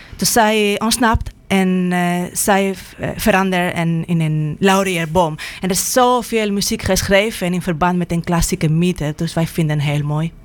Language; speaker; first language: Dutch; non-native, fluent; Spanish